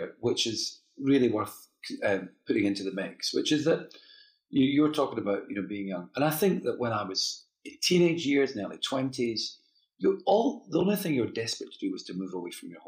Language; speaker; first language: English; native; English